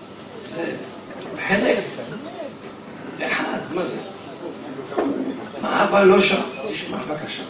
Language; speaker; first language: Hebrew; non-native, fluent; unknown